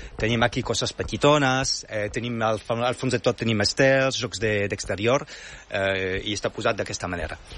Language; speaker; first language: Catalan; non-native, fluent; French